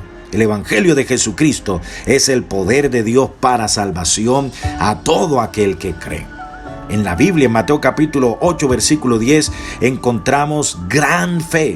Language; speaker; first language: Spanish; native; Spanish